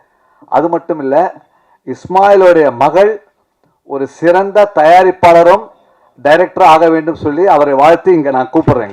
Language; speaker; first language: Tamil; native; Tamil